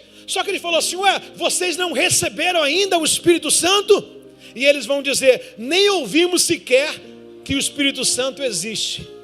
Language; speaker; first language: Portuguese; native; Portuguese